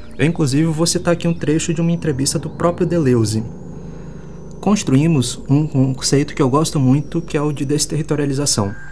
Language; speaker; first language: Portuguese; native; Portuguese